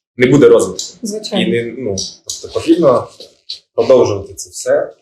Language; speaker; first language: Ukrainian; native; Ukrainian